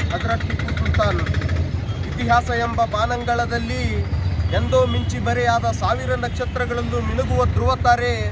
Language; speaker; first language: Kannada; non-native, local second language; Urdu